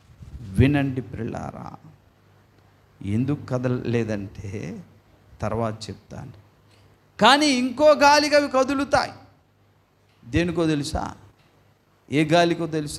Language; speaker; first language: Telugu; native; Telugu